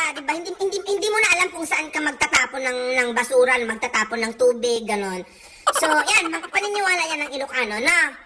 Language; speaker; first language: Filipino; non-native, local second language; Iloko